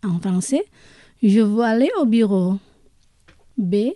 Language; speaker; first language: French; non-native, fluent; Indonesian